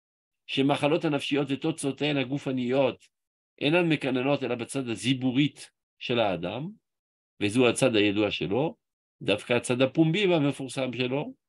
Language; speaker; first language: Hebrew; non-native, fluent; French